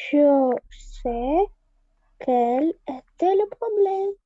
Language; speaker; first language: French; non-native, learner; Russian